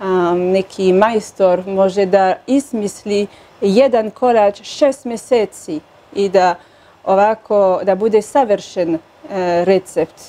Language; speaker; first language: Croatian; non-native, learner; French